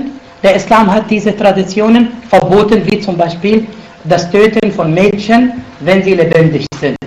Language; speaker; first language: German; non-native, fluent; Arabic